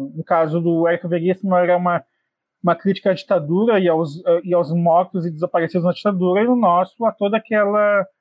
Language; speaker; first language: Portuguese; native; Portuguese